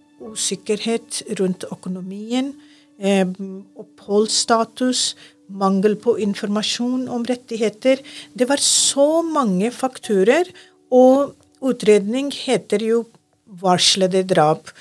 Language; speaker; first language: Norwegian; non-native, fluent; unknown